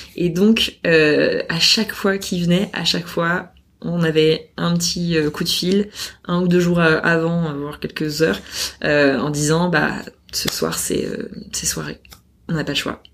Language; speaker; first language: French; native; French